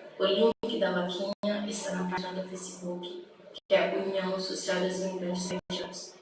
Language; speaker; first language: Portuguese; non-native, fluent; Haitian Creole